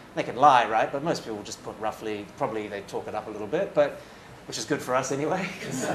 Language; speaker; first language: English; native; English